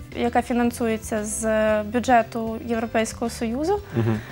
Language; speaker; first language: Ukrainian; native; Ukrainian